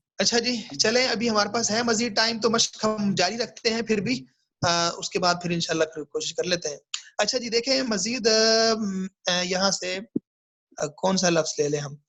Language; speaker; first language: Urdu; native; Urdu